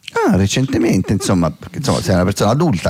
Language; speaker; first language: Italian; native; Italian